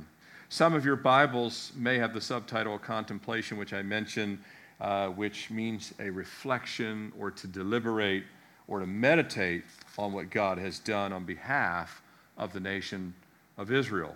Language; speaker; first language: English; native; English